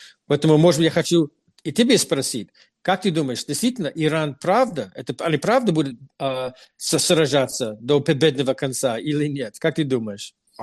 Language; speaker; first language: Russian; non-native, fluent; English